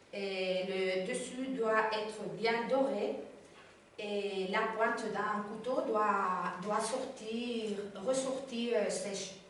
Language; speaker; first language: French; non-native, learner; Spanish